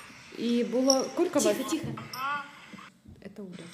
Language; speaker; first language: Slovak; non-native, learner; Ukrainian